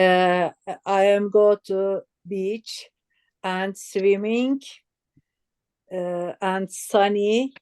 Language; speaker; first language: English; non-native, learner; Turkish